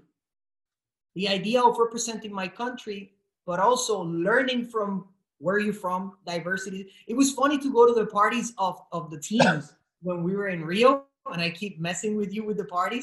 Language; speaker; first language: English; non-native, fluent; Spanish